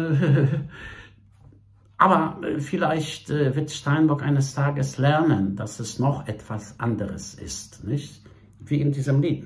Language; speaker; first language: German; non-native, fluent; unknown